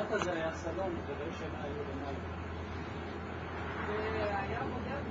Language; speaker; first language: Hebrew; non-native, fluent; Ladino